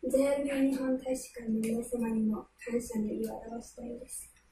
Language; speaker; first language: Japanese; non-native, learner; Armenian